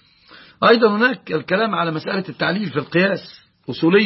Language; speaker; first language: Arabic; native; Arabic